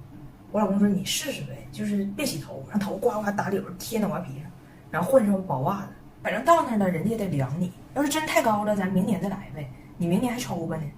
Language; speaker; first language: Chinese; native; Chinese